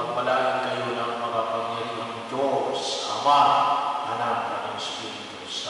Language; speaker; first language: Filipino; native; Filipino